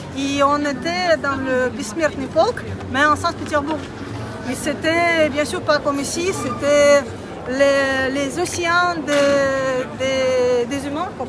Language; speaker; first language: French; non-native, learner; Russian